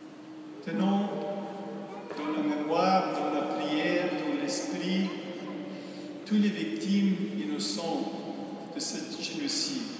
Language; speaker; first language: French; non-native, fluent; English